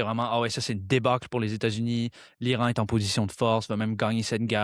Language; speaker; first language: French; native; French